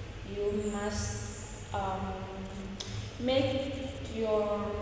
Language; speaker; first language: English; non-native, learner; Indonesian